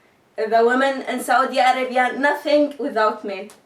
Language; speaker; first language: English; non-native, learner; Arabic